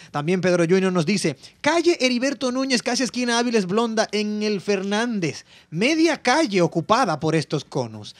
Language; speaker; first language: Spanish; native; Spanish